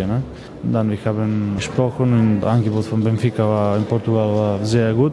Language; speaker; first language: German; non-native, learner; Macedonian